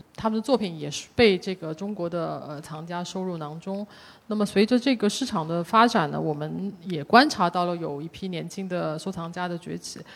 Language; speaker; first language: Chinese; native; Chinese